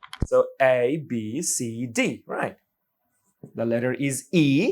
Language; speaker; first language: English; non-native, local second language; Bangla